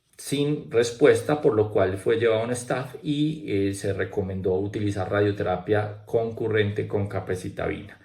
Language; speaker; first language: Spanish; native; Spanish